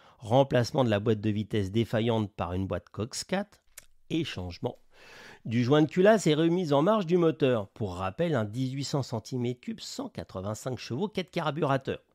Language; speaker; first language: French; native; French